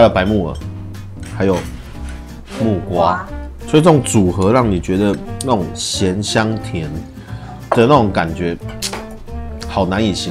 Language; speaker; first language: Chinese; native; Chinese